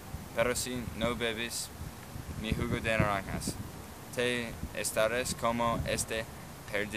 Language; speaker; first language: Spanish; non-native, learner; English